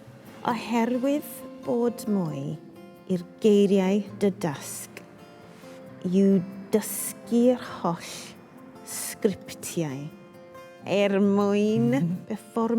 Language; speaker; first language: Welsh; non-native, learner; English